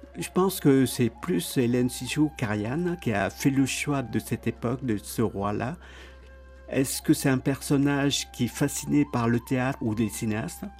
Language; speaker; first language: French; early bilingual, other home language; Khmer